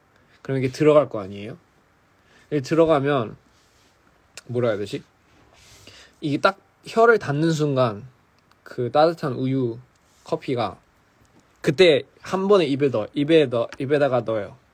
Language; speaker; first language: Korean; early bilingual, heritage; English